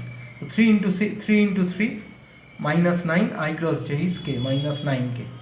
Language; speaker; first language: English; non-native, local second language; Bangla